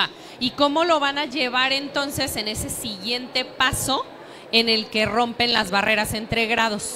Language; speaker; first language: Spanish; native; Spanish